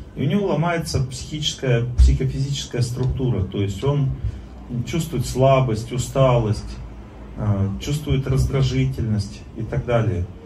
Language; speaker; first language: Russian; native; Russian